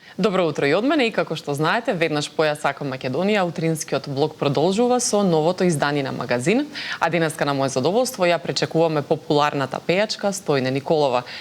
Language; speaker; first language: Macedonian; native; Macedonian